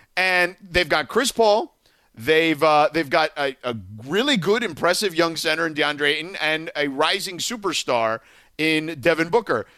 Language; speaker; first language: English; native; English